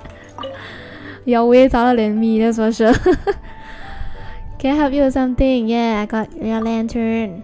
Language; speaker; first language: English; native; English